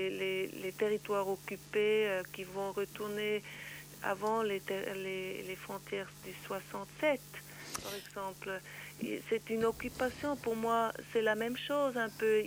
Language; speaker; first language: French; non-native, learner; Swiss German